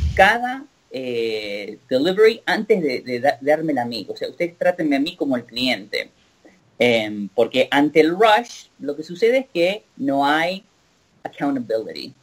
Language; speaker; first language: Spanish; native; Spanish